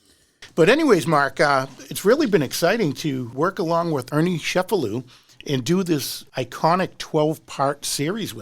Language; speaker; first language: English; native; English